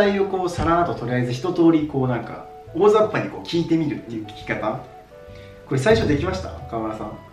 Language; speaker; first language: Japanese; native; Japanese